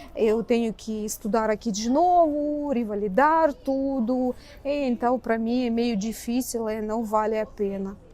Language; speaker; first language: Portuguese; non-native, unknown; Russian